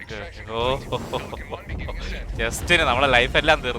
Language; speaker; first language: Malayalam; native; Malayalam